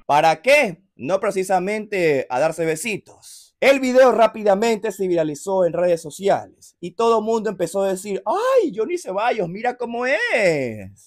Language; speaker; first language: Spanish; native; Spanish